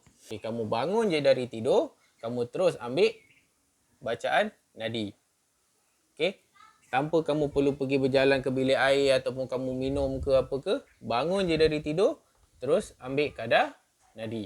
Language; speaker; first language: Malay; native; Malay